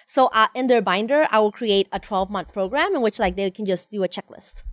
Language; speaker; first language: English; non-native, fluent; Spanish